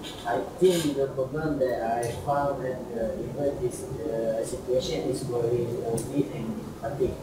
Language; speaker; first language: English; non-native, learner; Malay